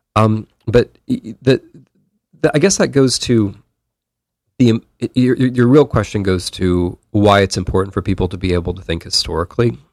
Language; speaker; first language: English; native; English